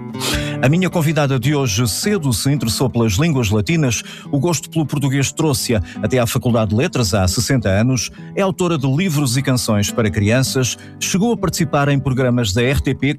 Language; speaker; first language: Portuguese; native; Portuguese